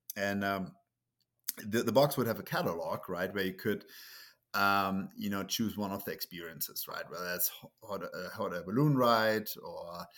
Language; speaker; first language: English; non-native, fluent; German